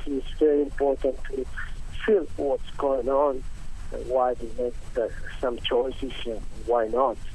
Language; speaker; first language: English; non-native, learner; Italian